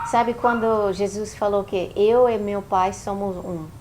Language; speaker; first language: Portuguese; non-native, fluent; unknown